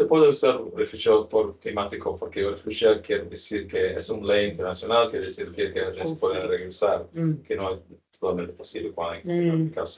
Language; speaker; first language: Spanish; non-native, learner; English